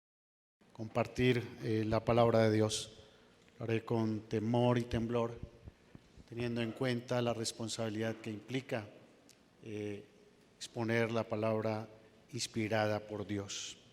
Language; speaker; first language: Spanish; native; Spanish